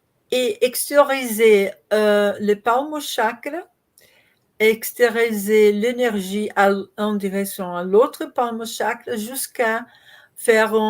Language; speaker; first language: French; non-native, learner; Portuguese